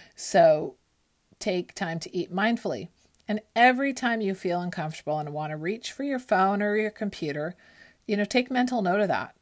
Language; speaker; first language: English; early bilingual, other home language; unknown